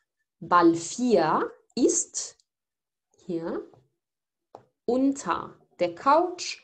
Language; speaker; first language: German; non-native, fluent; Arabic